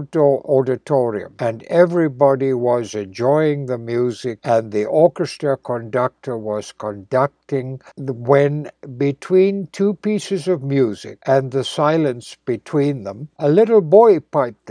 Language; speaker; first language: English; native; English